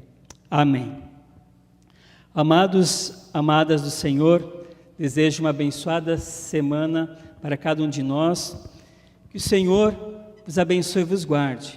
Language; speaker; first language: Portuguese; native; Portuguese